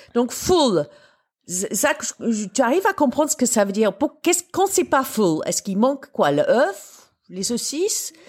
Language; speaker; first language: French; non-native, fluent; English